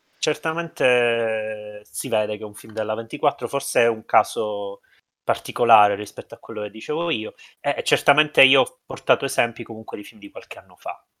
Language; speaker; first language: Italian; native; Italian